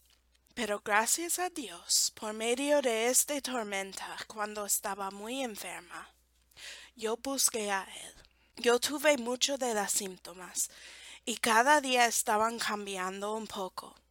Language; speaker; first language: Spanish; non-native, fluent; English